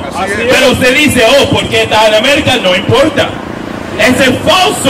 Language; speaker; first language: Spanish; non-native, learner; English